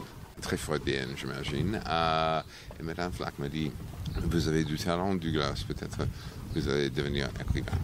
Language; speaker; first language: French; non-native, fluent; English